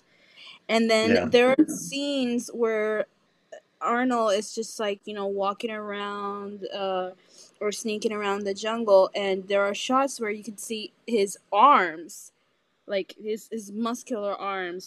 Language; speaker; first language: English; non-native, fluent; Spanish